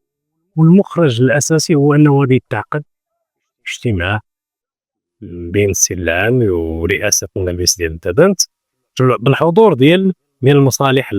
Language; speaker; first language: Arabic; native; Arabic